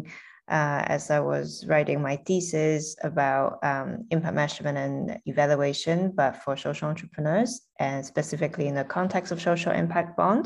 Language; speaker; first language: English; non-native, local second language; Cantonese